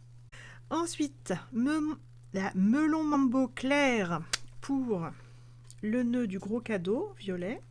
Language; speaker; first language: French; native; French